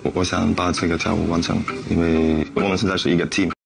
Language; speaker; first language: Chinese; non-native, learner; Russian